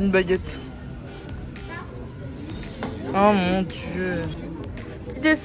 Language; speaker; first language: French; native; French